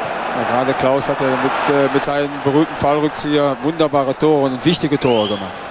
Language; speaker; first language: German; native; German